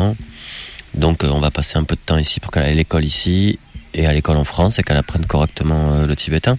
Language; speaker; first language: French; native; French